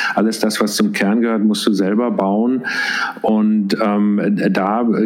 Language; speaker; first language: German; native; German